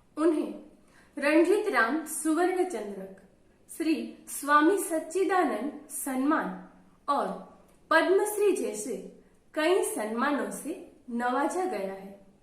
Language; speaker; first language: Hindi; non-native, local second language; Gujarati